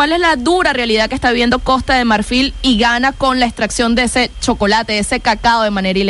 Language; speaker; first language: Spanish; native; Spanish